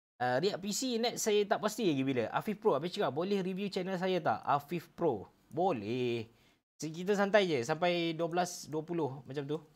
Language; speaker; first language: Malay; native; Malay